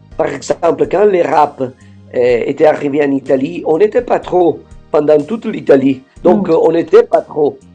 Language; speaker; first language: French; non-native, fluent; Italian